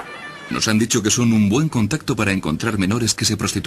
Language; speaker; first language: Spanish; native; Spanish